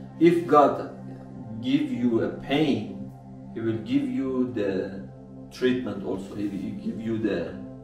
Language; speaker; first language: English; non-native, fluent; Persian